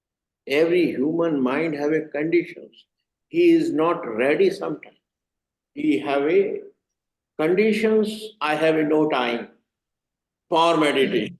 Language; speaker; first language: English; non-native, learner; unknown